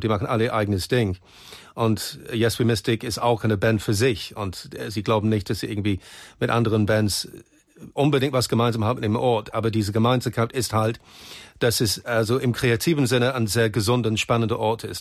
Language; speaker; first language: German; non-native, fluent; English